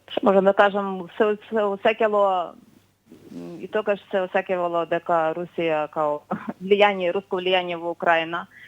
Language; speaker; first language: Macedonian; non-native, fluent; Ukrainian